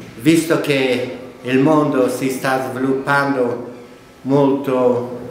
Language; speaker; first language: Italian; non-native, fluent; Kurdish